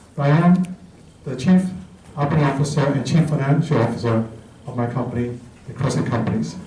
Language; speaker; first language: English; native; English